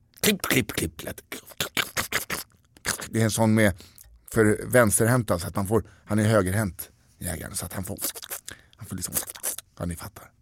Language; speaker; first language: Swedish; native; Swedish